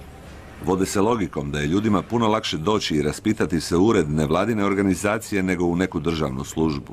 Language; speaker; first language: Croatian; native; Croatian